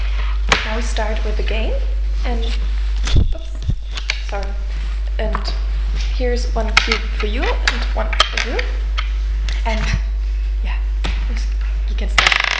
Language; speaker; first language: English; non-native, fluent; German